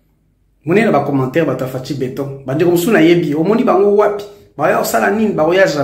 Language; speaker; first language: French; non-native, local second language; Lingala